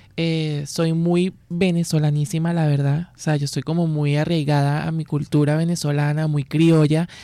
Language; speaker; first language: Spanish; native; Spanish